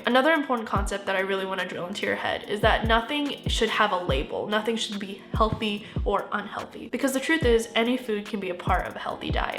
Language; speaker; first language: English; native; English